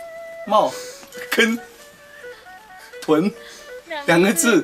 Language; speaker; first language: Chinese; native; Chinese